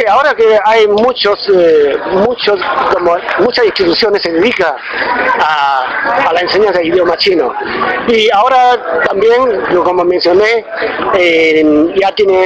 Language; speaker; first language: Spanish; non-native, fluent; Chinese